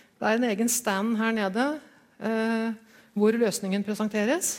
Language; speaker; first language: Norwegian; native; Norwegian